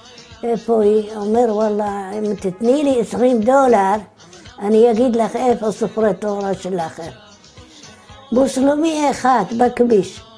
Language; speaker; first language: Hebrew; non-native, fluent; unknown